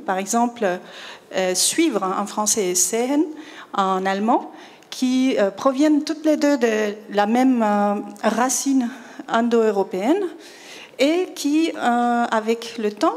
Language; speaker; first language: French; non-native, fluent; Spanish